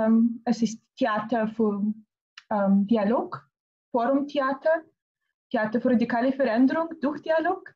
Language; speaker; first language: German; non-native, fluent; Russian